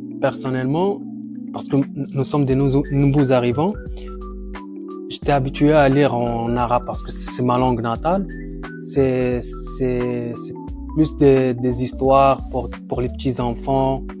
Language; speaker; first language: French; non-native, fluent; Arabic